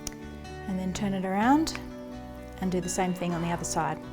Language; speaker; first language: English; native; English